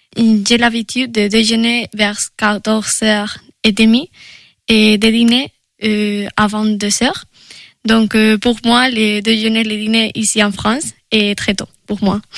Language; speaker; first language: French; non-native, fluent; Spanish